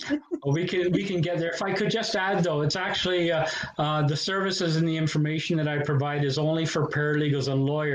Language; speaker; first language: English; native; English